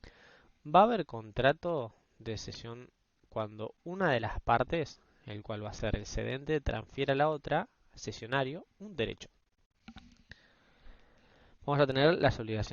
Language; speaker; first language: Spanish; native; Spanish